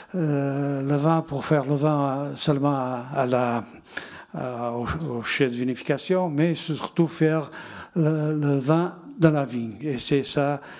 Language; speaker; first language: French; non-native, fluent; Portuguese